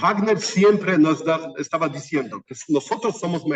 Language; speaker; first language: Spanish; non-native, fluent; Polish